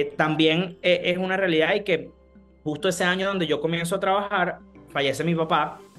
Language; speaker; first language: Spanish; native; Spanish